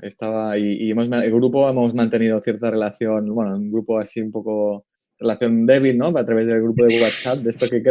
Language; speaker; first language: Spanish; native; Spanish